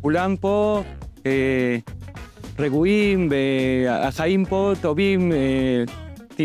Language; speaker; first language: Hebrew; non-native, learner; Russian